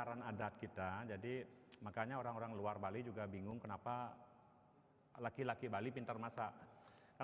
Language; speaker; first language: Indonesian; native; Indonesian